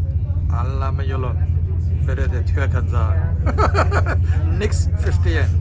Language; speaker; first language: German; non-native, fluent; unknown